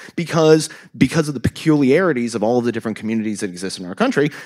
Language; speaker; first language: English; native; English